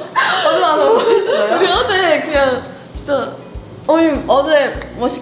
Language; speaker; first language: Korean; native; Korean